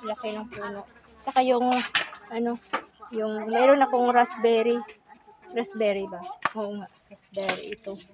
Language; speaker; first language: Filipino; non-native, local second language; Hiligaynon